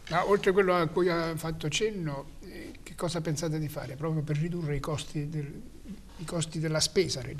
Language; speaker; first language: Italian; native; Italian